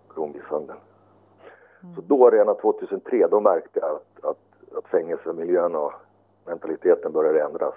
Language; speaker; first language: Swedish; early bilingual, other home language; Finnish